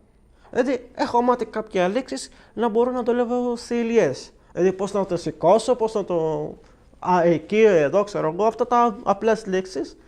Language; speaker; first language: Greek; non-native, learner; Arabic